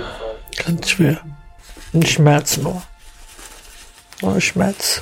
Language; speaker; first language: German; non-native, learner; Turkish